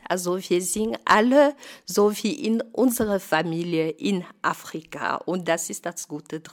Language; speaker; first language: German; non-native, fluent; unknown